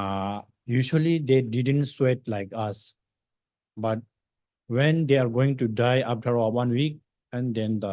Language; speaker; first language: English; non-native, fluent; Tibetan